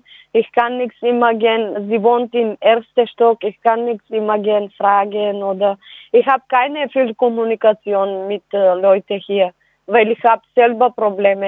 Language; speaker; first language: German; non-native, learner; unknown